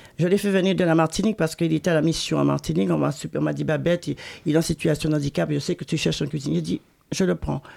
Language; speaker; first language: French; native; French